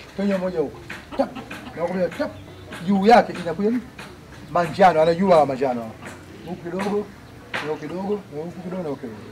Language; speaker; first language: Swahili; native; Swahili